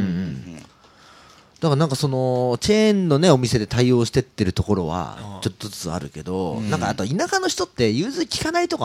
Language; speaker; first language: Japanese; native; Japanese